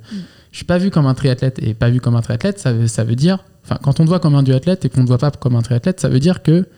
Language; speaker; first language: French; native; French